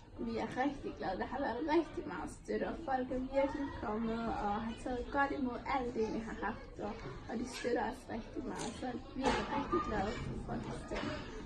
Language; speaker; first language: Danish; early bilingual, other home language; Somali